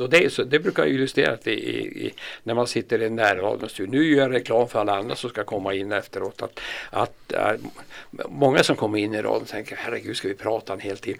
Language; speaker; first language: Swedish; native; Swedish